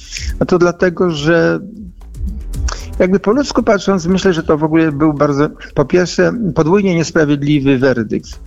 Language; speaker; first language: Polish; native; Polish